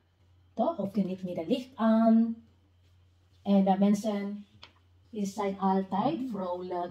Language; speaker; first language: Dutch; non-native, learner; Filipino